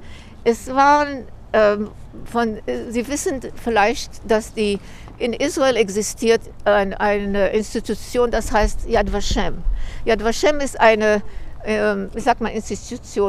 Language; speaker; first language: German; early bilingual, heritage; German